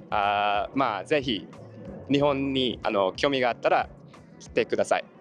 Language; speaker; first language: Japanese; non-native, learner; English